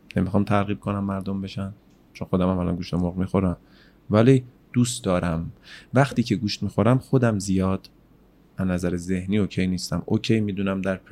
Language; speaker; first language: Persian; native; Persian